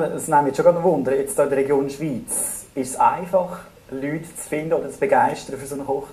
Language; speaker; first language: German; native; German